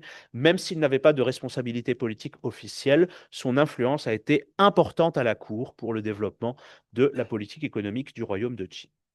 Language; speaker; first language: French; native; French